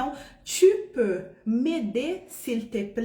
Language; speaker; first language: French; non-native, fluent; Portuguese